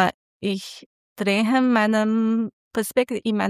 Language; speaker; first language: German; non-native, learner; Chinese